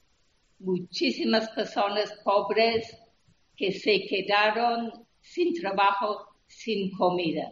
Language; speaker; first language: Spanish; non-native, fluent; English